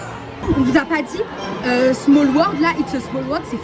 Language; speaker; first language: French; native; French